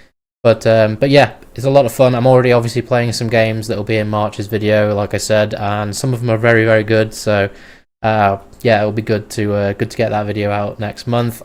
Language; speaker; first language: English; native; English